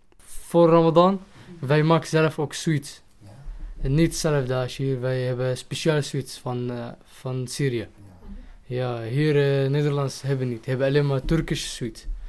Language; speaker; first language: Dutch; non-native, learner; Arabic